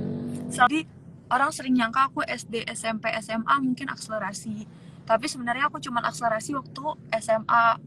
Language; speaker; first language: Indonesian; native; Indonesian